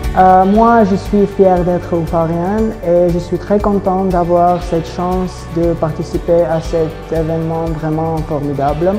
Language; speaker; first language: French; non-native, learner; Armenian